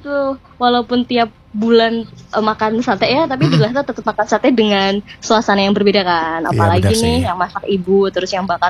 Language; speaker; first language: Indonesian; non-native, local second language; Javanese